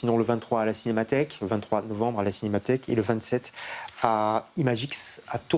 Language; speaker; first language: French; native; French